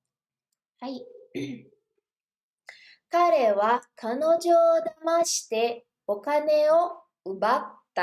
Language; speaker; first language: Japanese; non-native, learner; Portuguese